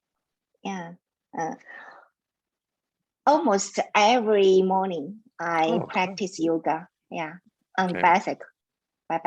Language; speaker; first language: English; non-native, learner; Chinese